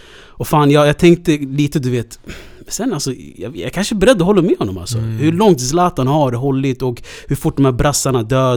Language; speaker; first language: Swedish; native; Swedish